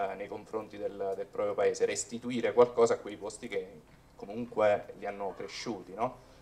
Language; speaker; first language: Italian; native; Italian